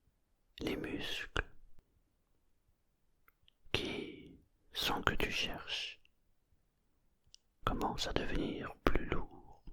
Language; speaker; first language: French; native; French